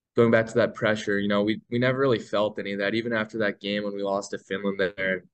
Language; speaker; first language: English; native; English